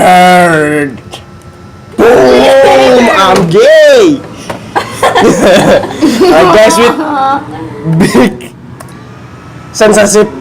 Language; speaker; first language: English; non-native, learner; Indonesian